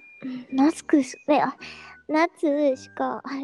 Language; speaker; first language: Japanese; non-native, learner; Filipino